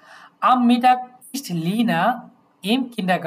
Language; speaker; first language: German; non-native, fluent; Bangla